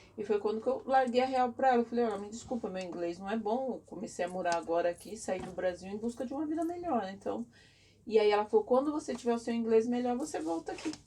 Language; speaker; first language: Portuguese; native; Portuguese